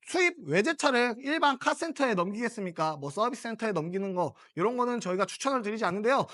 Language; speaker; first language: Korean; native; Korean